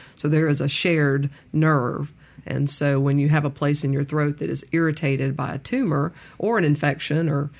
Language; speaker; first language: English; native; English